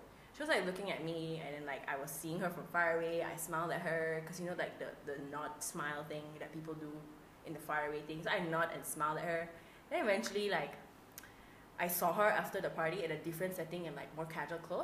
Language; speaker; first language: English; non-native, local second language; Chinese